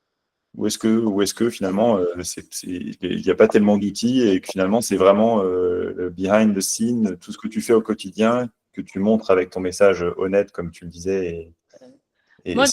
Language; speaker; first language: French; native; French